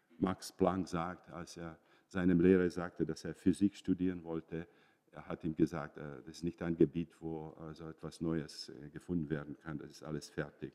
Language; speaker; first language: German; non-native, fluent; Czech